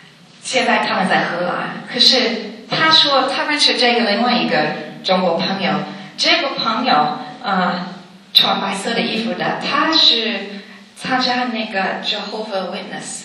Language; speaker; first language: Chinese; non-native, learner; English